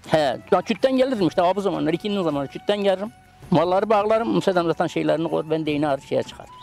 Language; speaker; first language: Turkish; native; Turkish